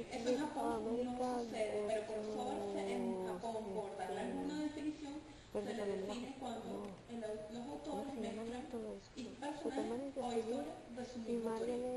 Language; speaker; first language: Spanish; native; Spanish